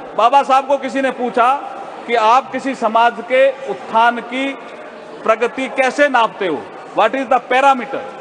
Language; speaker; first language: Hindi; native; Hindi